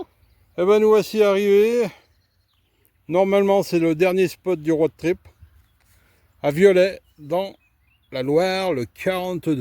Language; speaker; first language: French; native; French